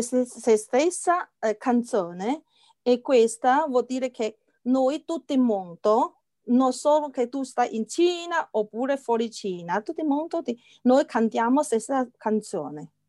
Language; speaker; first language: Italian; non-native, learner; Chinese